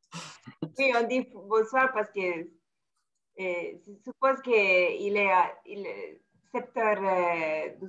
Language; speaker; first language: French; non-native, fluent; Italian